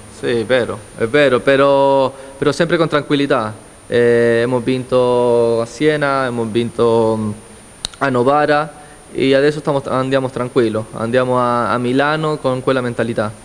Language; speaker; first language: Italian; non-native, learner; Spanish